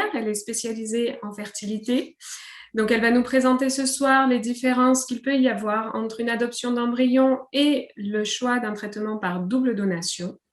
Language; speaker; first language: French; native; French